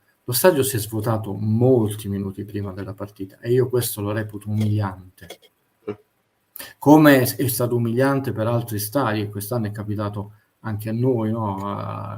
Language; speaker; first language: Italian; native; Italian